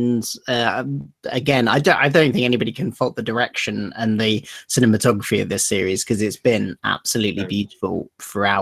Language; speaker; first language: English; native; English